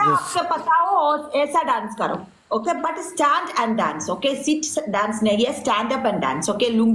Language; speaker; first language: Hindi; non-native, learner; Bangla